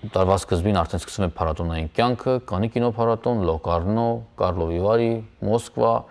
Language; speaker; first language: Armenian; native; Armenian